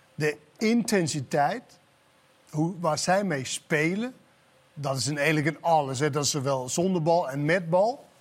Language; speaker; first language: Dutch; non-native, fluent; Danish